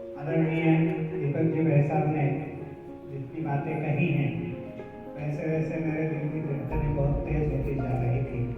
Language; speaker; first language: Hindi; non-native, local second language; Marathi